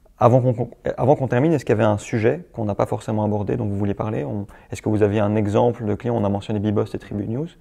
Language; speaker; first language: French; native; French